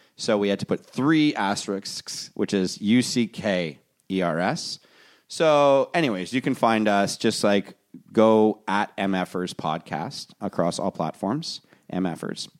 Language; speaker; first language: English; native; English